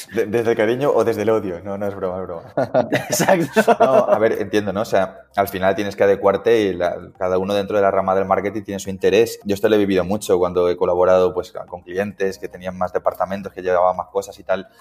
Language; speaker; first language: Spanish; native; Spanish